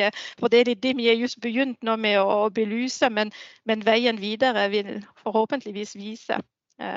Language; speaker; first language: Norwegian; non-native, fluent; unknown